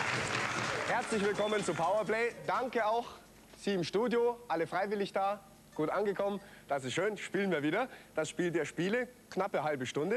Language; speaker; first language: German; native; German